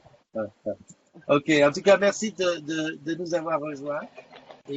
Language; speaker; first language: French; native; French